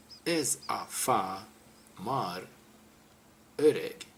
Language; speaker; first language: Hungarian; non-native, learner; English